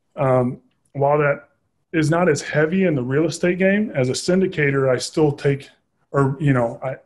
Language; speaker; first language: English; native; English